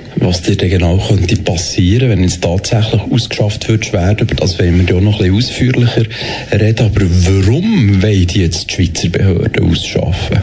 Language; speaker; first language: German; native; German